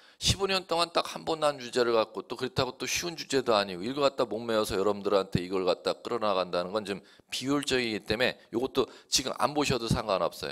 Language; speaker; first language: Korean; native; Korean